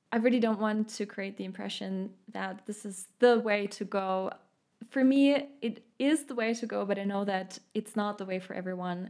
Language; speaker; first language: English; non-native, fluent; German